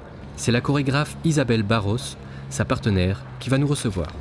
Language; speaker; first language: French; native; French